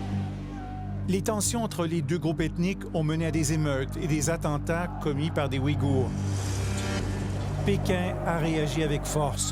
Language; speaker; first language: French; native; French